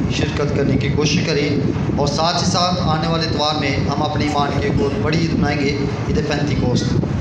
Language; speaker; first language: Urdu; non-native, local second language; Punjabi